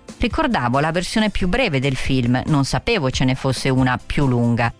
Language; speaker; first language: Italian; native; Italian